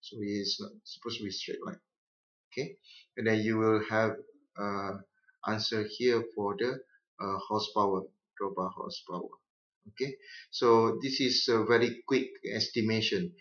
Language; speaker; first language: English; non-native, local second language; Malay